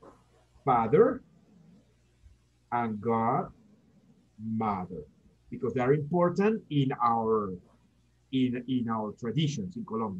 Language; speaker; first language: English; non-native, fluent; Spanish